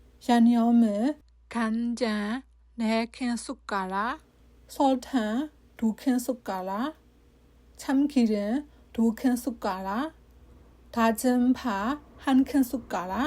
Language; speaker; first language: Korean; non-native, learner; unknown